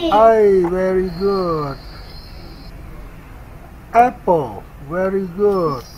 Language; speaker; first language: English; non-native, learner; Vietnamese